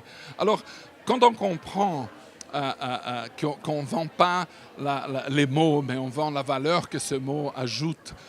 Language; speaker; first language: French; non-native, fluent; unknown